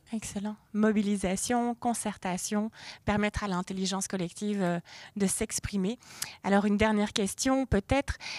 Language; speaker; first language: French; native; French